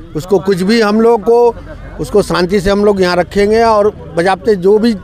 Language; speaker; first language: Hindi; native; Hindi